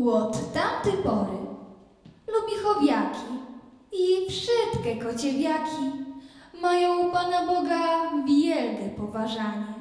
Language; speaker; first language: Polish; native; Polish